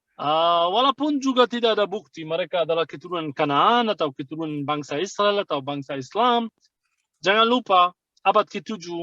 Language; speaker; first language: Indonesian; non-native, fluent; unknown